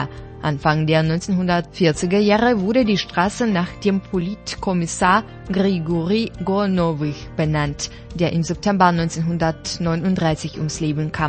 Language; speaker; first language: German; non-native, fluent; Russian